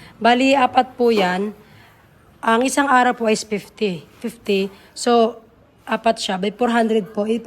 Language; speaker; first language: Filipino; native; Filipino